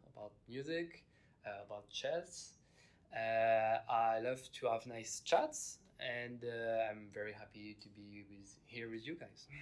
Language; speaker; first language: English; non-native, fluent; French